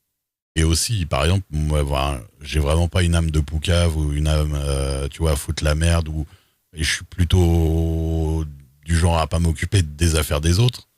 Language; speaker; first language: French; native; French